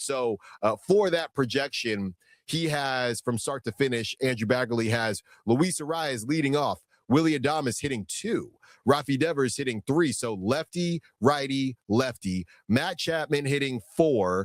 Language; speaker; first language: English; native; English